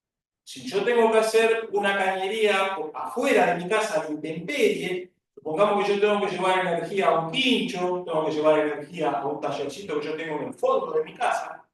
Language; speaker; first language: Spanish; native; Spanish